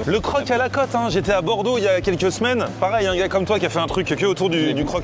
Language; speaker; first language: French; native; French